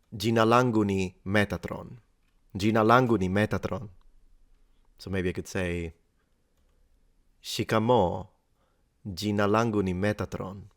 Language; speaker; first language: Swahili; non-native, learner; Italian